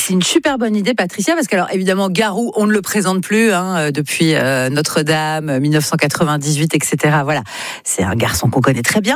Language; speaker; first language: French; native; French